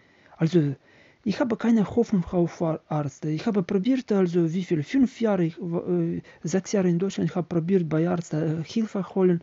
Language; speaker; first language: German; non-native, learner; Ukrainian